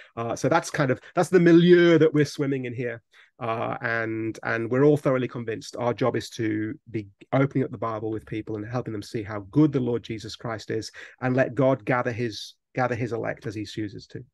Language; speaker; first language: English; native; English